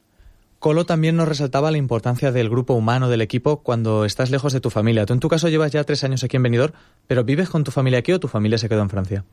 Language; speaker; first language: Spanish; native; Spanish